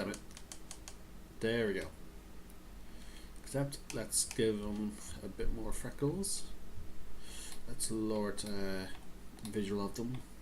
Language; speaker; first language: English; native; English